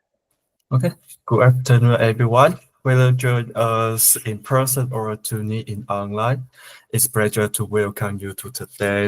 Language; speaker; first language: English; non-native, fluent; Chinese